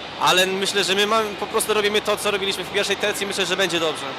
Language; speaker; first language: Polish; early bilingual, heritage; Polish